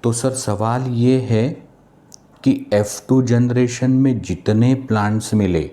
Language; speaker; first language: Hindi; non-native, local second language; Marathi